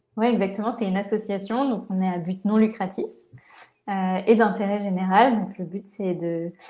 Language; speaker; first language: French; native; French